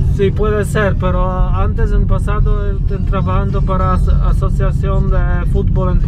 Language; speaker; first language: Spanish; non-native, learner; Polish